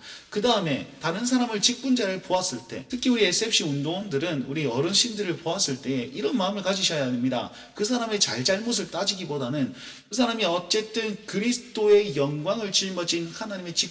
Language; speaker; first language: Korean; native; Korean